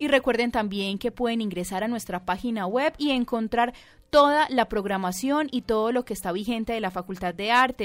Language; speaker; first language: Spanish; native; Spanish